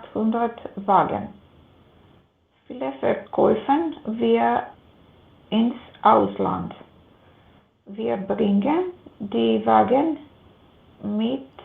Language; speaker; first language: German; non-native, learner; Macedonian